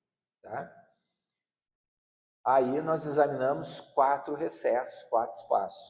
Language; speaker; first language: Portuguese; native; Portuguese